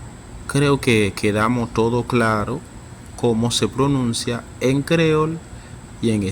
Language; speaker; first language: Spanish; non-native, fluent; Haitian Creole